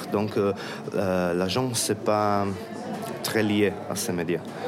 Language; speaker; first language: French; non-native, fluent; Italian